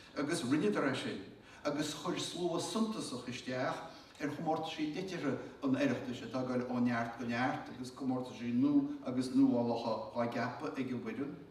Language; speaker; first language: Irish; native; Irish